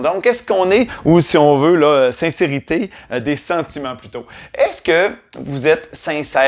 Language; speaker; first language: French; native; French